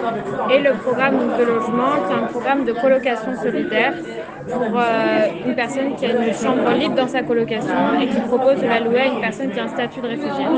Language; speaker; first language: French; native; French